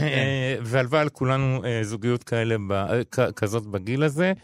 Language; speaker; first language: Hebrew; native; Hebrew